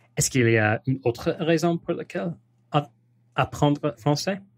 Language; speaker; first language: French; non-native, learner; English